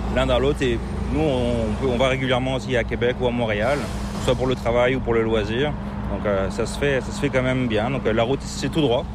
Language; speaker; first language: French; native; French